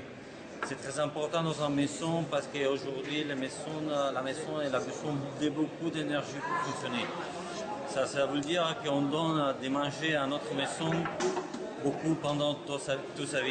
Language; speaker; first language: French; non-native, fluent; Spanish